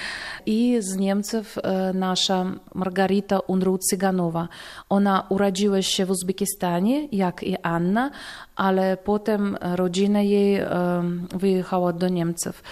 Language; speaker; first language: Polish; non-native, fluent; Russian